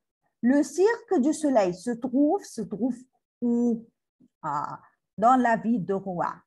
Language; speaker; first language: French; non-native, learner; Arabic